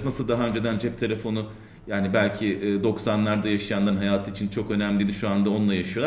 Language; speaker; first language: Turkish; native; Turkish